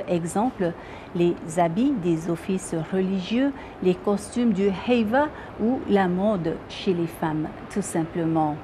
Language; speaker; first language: French; native; French